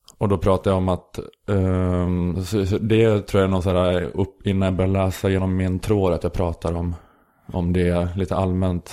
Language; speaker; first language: Swedish; native; Swedish